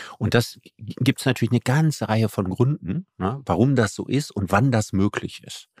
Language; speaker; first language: German; native; German